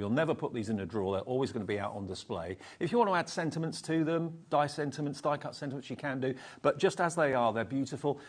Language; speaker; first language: English; native; English